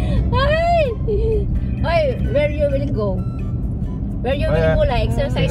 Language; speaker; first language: English; non-native, learner; Filipino